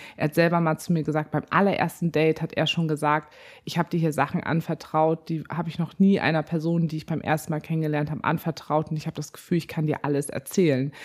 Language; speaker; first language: German; native; German